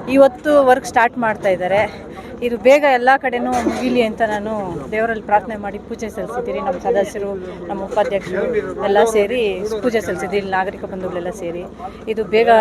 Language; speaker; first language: Kannada; native; Kannada